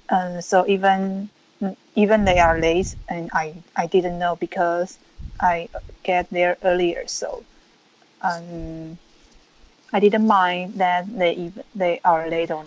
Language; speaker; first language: English; non-native, learner; Chinese